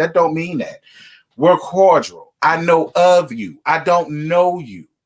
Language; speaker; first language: English; native; English